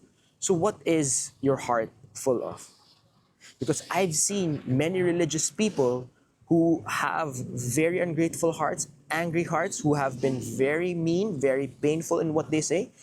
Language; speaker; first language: English; non-native, local second language; Filipino